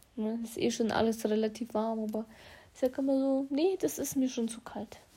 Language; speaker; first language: German; early bilingual, other home language; Russian